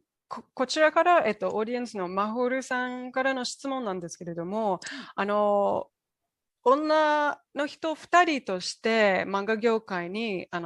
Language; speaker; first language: Japanese; non-native, fluent; English